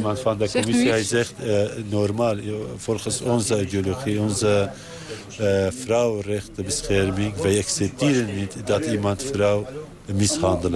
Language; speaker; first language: Dutch; non-native, learner; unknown